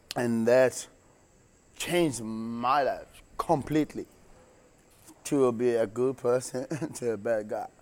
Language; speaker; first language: English; non-native, local second language; Xhosa